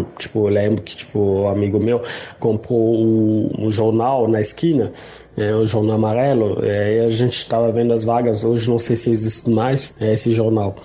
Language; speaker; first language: Portuguese; non-native, learner; Arabic